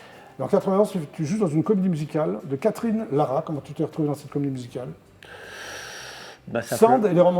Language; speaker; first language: French; native; French